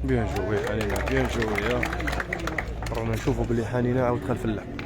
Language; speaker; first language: Arabic; native; Arabic